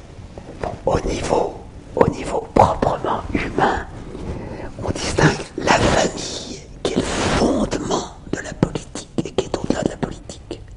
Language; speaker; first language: French; native; French